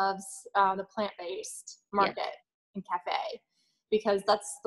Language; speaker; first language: English; native; English